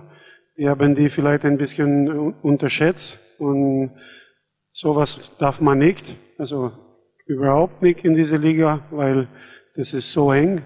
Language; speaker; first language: German; non-native, fluent; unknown